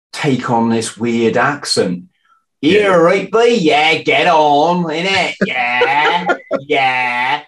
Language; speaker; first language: English; native; English